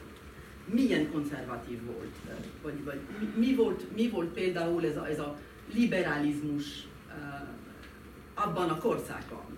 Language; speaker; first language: Hungarian; non-native, fluent; French